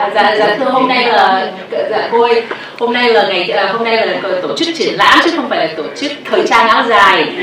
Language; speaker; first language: Vietnamese; early bilingual, heritage; Vietnamese